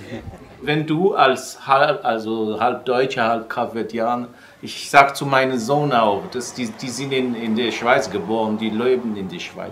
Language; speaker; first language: German; non-native, fluent; Kabuverdianu